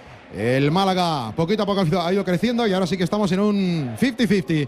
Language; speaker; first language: Spanish; native; Spanish